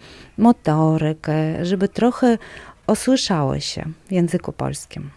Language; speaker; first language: Polish; non-native, local second language; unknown